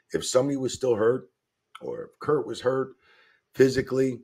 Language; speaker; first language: English; native; English